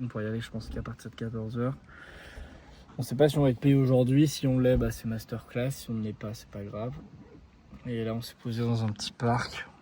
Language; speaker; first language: French; native; French